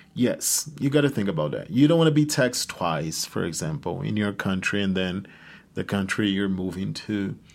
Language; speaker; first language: English; non-native, fluent; Portuguese